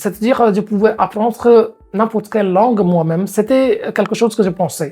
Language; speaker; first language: French; non-native, fluent; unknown